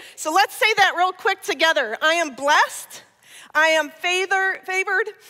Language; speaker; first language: English; native; English